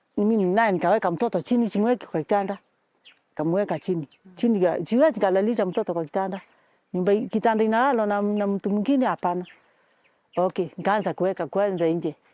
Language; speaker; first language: Swahili; non-native, local second language; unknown